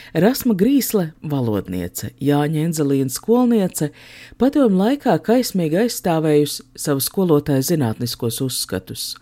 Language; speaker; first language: Latvian; native; Latvian